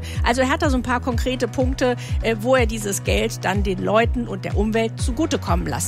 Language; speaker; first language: German; native; German